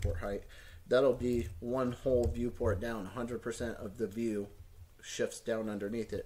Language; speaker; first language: English; native; English